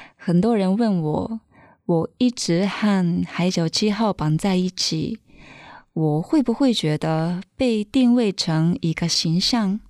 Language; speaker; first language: Chinese; non-native, fluent; Japanese